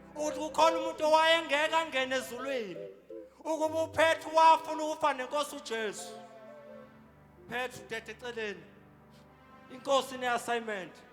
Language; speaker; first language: Zulu; native; Zulu